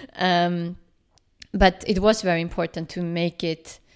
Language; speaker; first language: English; non-native, fluent; Swedish